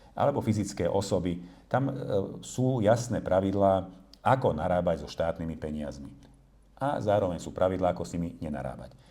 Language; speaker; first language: Slovak; non-native, local second language; Hungarian